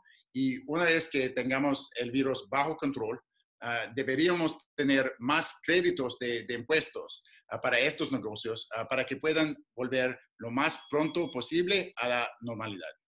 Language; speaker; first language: Spanish; non-native, fluent; English